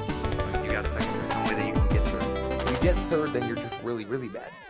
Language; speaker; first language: English; native; English